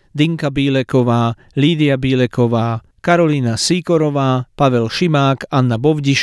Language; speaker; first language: Slovak; native; Slovak